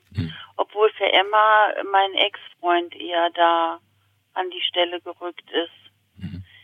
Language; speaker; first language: German; early bilingual, other home language; Italian